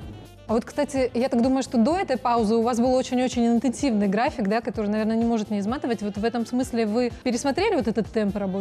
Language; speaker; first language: Russian; native; Russian